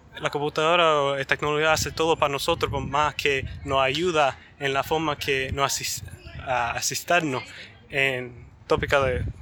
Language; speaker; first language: Spanish; early bilingual, heritage; Spanish